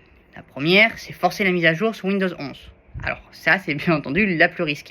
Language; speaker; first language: French; native; French